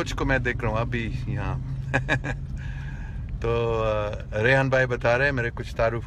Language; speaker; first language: Hindi; non-native, local second language; English